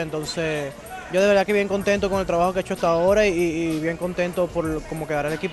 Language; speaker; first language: Spanish; native; Spanish